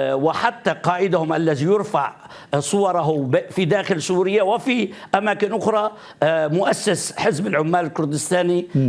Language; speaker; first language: Arabic; non-native, fluent; Turkish